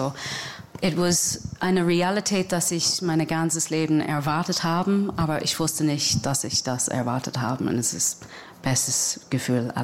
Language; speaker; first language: German; non-native, learner; English